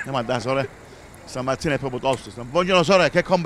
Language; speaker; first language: Italian; native; Italian